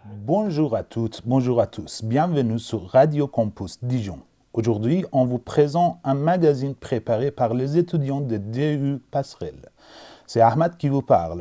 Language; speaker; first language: French; non-native, learner; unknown